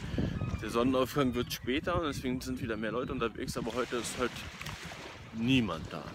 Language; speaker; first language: German; native; German